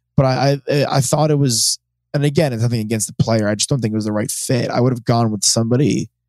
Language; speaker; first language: English; native; English